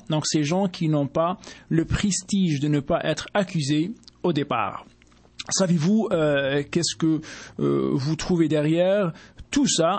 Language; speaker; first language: French; native; French